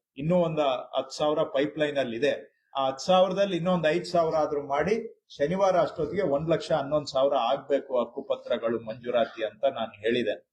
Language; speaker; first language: Kannada; native; Kannada